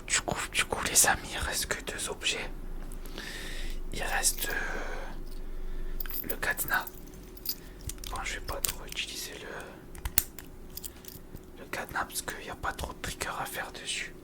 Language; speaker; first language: French; native; French